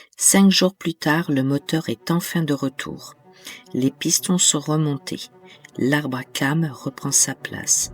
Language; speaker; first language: French; native; French